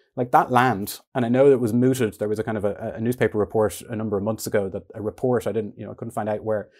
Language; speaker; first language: English; native; English